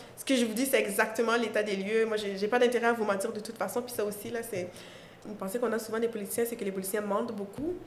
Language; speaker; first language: French; non-native, local second language; Mossi